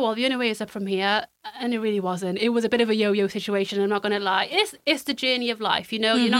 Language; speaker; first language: English; native; English